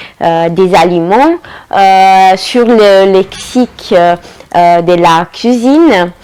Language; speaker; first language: French; non-native, fluent; Italian